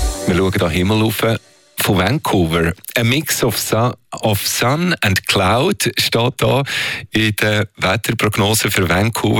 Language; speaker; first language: German; native; German